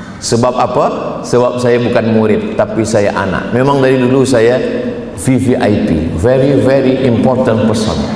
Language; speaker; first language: Malay; native; Malay